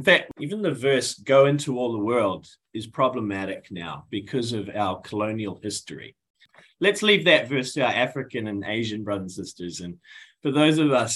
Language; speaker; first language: English; native; English